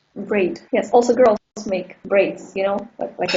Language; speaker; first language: English; non-native, fluent; Russian